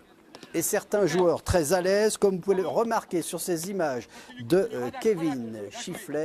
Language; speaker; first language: French; native; French